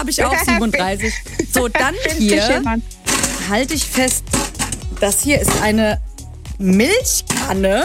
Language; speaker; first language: German; native; German